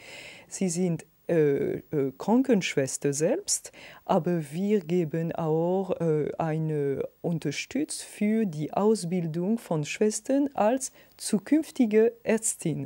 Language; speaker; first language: German; non-native, fluent; French